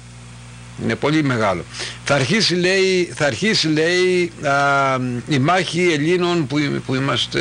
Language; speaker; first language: Greek; native; Greek